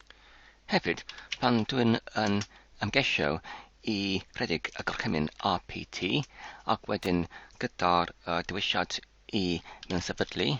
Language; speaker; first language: Welsh; non-native, learner; English